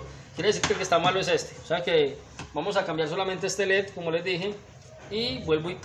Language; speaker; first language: Spanish; native; Spanish